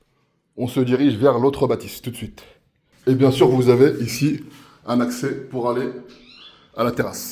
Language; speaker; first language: French; non-native, local second language; Arabic